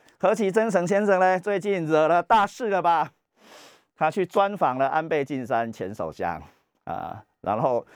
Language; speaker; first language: Chinese; native; Chinese